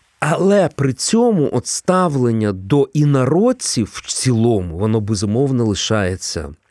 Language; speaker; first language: Ukrainian; non-native, local second language; Russian